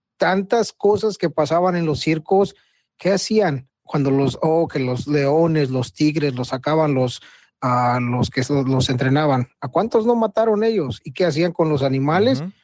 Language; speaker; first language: Spanish; native; Spanish